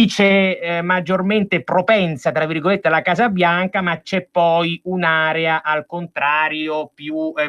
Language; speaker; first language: Italian; native; Italian